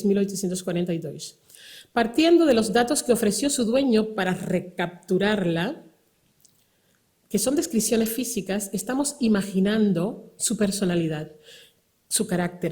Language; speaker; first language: Spanish; native; Spanish